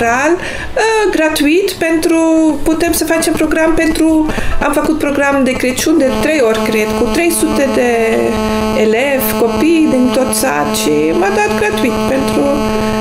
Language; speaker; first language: Romanian; non-native, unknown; Dutch